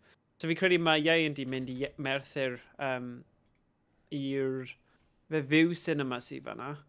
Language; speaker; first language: Welsh; native; Welsh